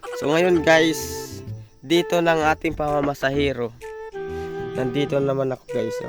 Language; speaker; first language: Filipino; non-native, local second language; Waray